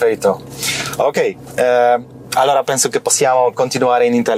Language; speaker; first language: Italian; non-native, learner; Polish